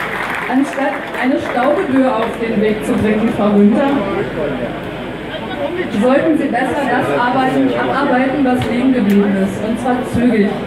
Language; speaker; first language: German; native; German